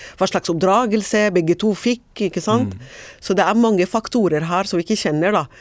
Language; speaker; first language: Norwegian; non-native, fluent; Arabic